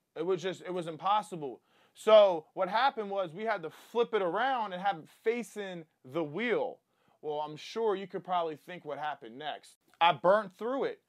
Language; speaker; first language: English; native; English